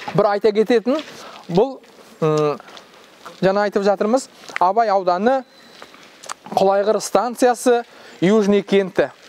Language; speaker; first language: Kazakh; native; Kazakh